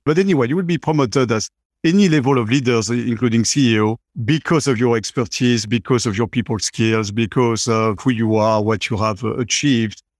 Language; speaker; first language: English; non-native, fluent; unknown